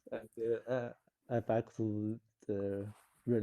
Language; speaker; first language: English; non-native, learner; Chinese